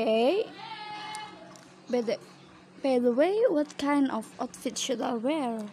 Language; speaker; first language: English; non-native, learner; Indonesian